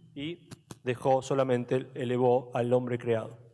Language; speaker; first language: Spanish; native; Spanish